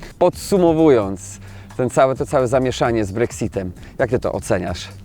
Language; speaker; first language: Polish; native; Polish